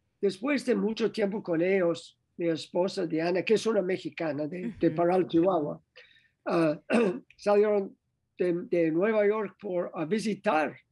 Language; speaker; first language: Spanish; non-native, learner; English